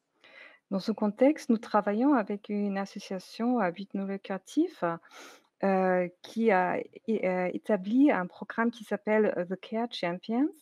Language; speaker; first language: French; non-native, fluent; German